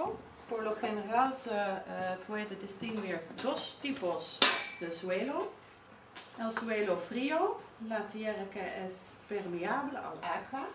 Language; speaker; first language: Spanish; non-native, learner; Dutch